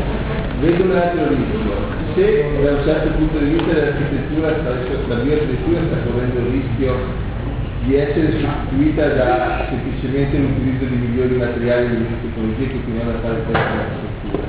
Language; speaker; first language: Italian; native; Italian